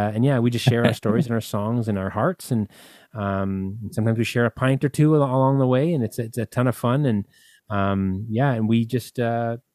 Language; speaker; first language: English; native; English